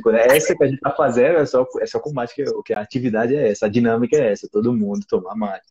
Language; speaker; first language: Portuguese; native; Portuguese